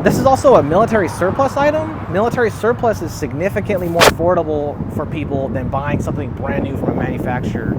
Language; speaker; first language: English; native; English